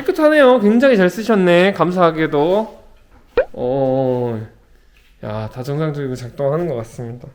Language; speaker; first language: Korean; native; Korean